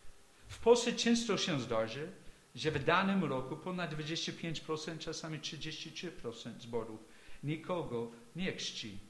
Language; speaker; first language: Polish; non-native, fluent; English